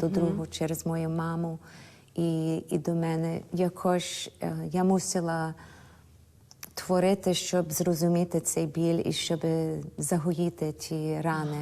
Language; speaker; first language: Ukrainian; early bilingual, heritage; Ukrainian